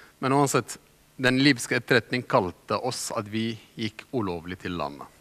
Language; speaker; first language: Norwegian; non-native, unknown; Arabic